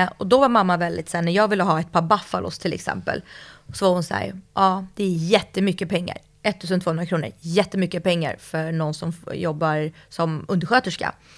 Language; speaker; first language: Swedish; early bilingual, other home language; Russian